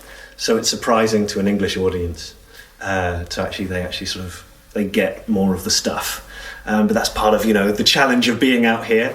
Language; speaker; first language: English; native; English